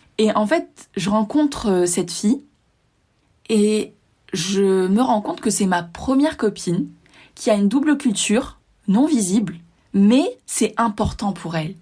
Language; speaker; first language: French; native; French